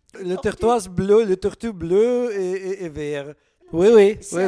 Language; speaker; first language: French; non-native, learner; Russian